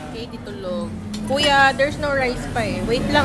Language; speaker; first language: Filipino; native; Filipino